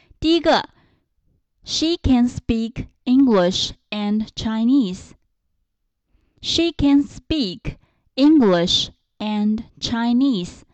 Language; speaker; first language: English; non-native, fluent; Chinese